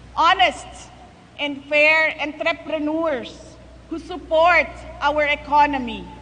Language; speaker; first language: English; non-native, local second language; Cebuano